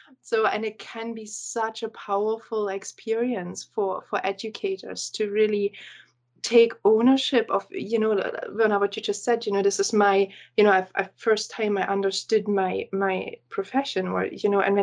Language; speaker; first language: English; non-native, fluent; German